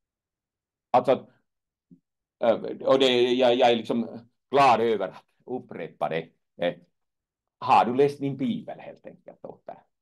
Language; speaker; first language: Swedish; non-native, fluent; Finnish